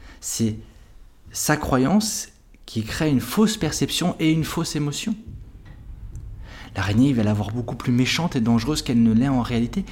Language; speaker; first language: French; native; French